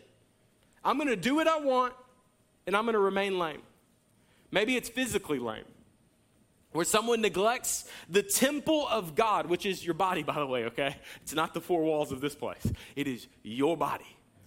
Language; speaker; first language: English; native; English